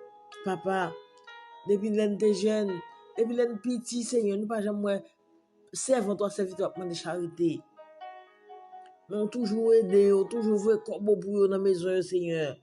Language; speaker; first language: French; non-native, local second language; Haitian Creole